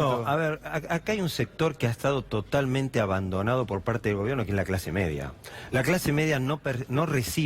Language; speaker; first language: Spanish; native; Spanish